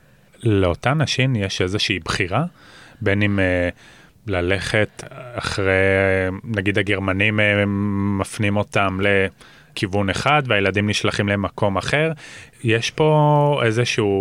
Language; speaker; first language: Hebrew; native; Hebrew